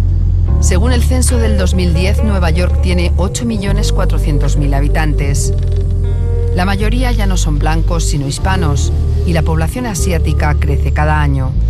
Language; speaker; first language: Spanish; native; Spanish